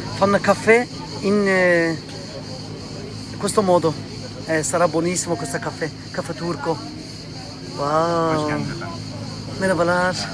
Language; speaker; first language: Italian; non-native, learner; Turkish